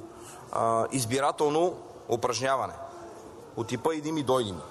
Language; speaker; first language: Bulgarian; native; Bulgarian